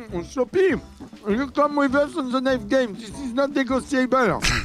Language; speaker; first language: English; non-native, learner; French